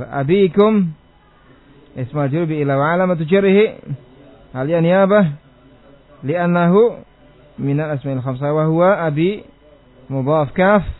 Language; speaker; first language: Arabic; non-native, fluent; Indonesian